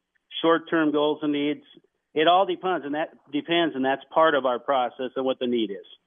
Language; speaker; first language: English; native; English